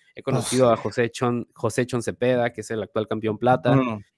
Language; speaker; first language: Spanish; native; Spanish